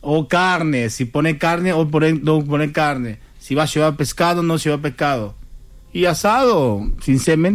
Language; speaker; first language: Spanish; non-native, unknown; Chinese